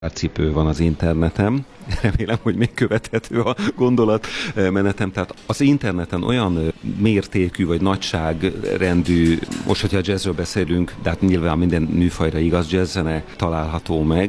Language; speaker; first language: Hungarian; native; Hungarian